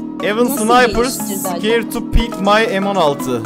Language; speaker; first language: English; non-native, learner; Turkish